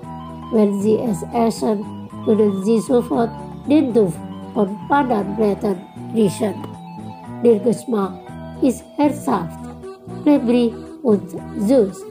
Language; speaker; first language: German; non-native, fluent; Indonesian